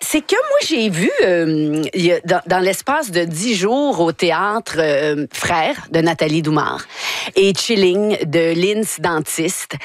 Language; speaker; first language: French; native; French